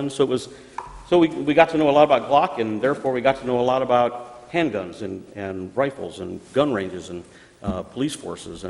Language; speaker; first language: English; native; English